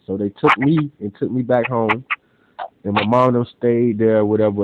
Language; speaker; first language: English; native; English